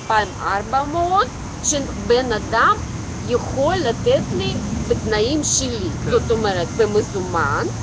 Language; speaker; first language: Hebrew; non-native, local second language; Russian